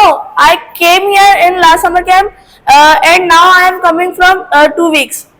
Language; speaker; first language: English; non-native, learner; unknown